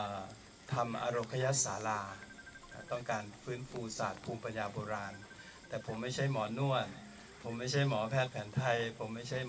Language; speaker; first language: Thai; native; Thai